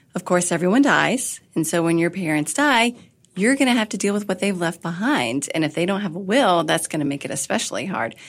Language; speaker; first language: English; native; English